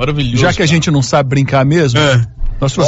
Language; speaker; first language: Portuguese; native; Portuguese